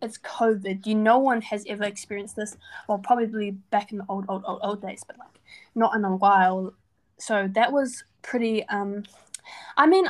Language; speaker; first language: English; native; English